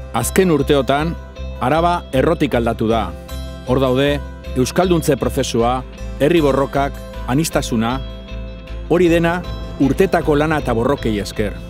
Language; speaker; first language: Basque; non-native, local second language; Spanish